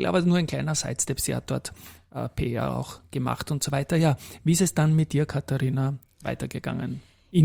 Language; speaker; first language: German; native; German